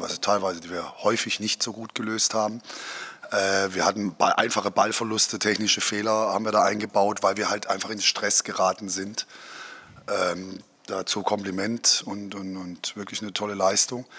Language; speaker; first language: German; native; German